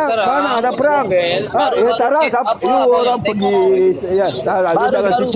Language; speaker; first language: Malay; native; Malay